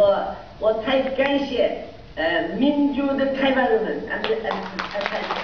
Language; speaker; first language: Chinese; non-native, local second language; Uyghur